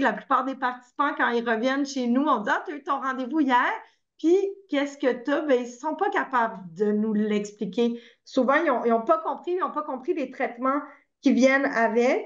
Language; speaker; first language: French; native; French